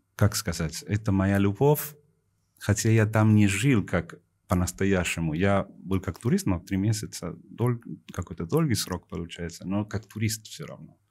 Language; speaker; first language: Russian; non-native, fluent; Spanish